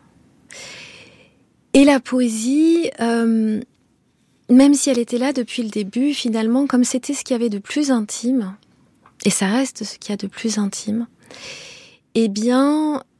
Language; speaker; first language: French; non-native, local second language; Kinyarwanda